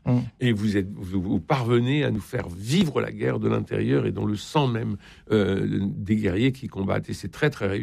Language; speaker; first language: French; native; French